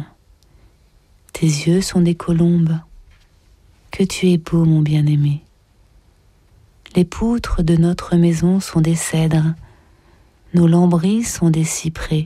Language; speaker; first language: French; native; French